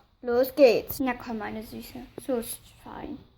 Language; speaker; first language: German; native; German